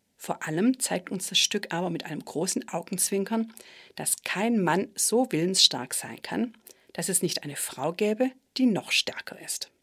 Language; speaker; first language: German; native; German